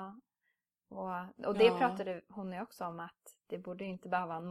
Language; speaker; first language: Swedish; native; Swedish